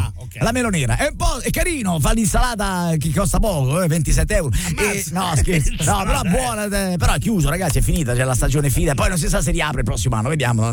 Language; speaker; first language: Italian; native; Italian